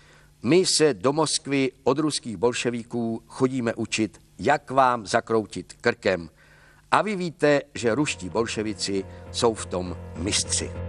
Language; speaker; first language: Czech; native; Czech